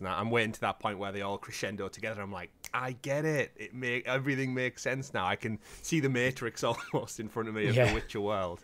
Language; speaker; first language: English; native; English